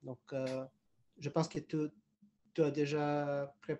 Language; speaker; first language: French; non-native, fluent; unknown